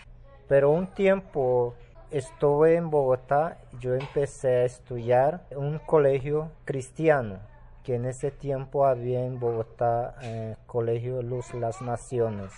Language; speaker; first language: Spanish; non-native, local second language; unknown